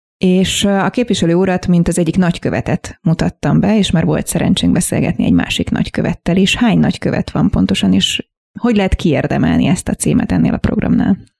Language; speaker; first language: Hungarian; native; Hungarian